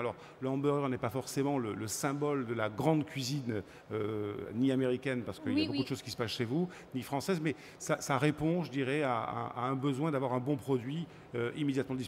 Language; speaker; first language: French; native; French